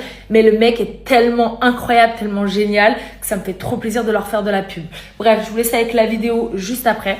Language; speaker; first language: French; native; French